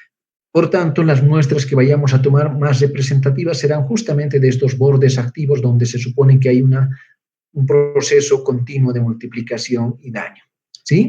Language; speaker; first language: Spanish; native; Spanish